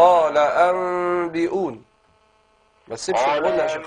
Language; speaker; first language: Arabic; native; Arabic